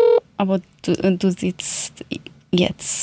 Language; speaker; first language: German; non-native, learner; Persian